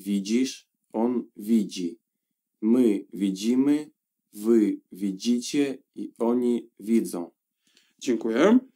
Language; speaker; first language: Polish; non-native, learner; Ukrainian